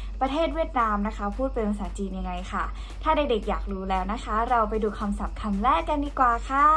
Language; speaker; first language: Thai; native; Thai